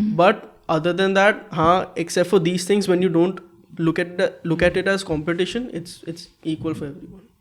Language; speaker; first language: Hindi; early bilingual, heritage; Hindi